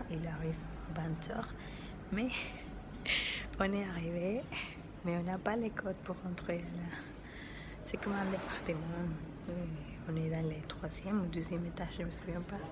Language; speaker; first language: French; non-native, learner; Spanish